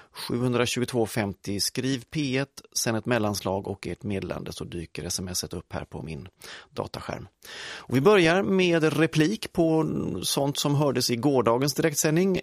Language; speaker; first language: Swedish; native; Swedish